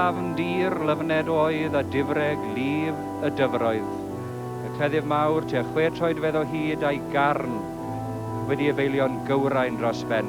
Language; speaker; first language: Welsh; native; Welsh